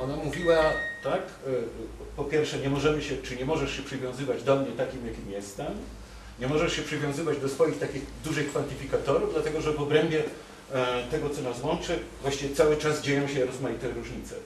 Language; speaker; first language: Polish; native; Polish